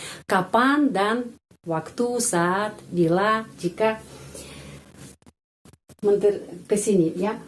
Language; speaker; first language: Indonesian; non-native, fluent; Russian